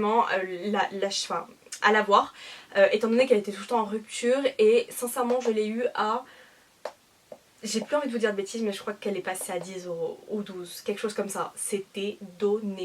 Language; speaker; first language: French; native; French